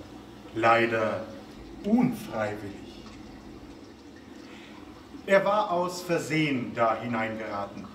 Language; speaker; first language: German; native; German